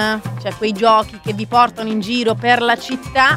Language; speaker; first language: Italian; native; Italian